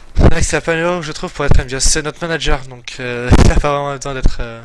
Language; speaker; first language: French; native; French